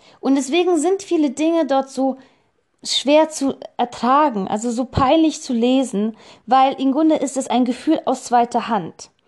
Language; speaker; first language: German; non-native, fluent; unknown